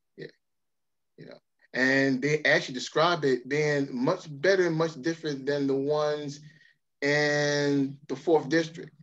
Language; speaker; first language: English; native; English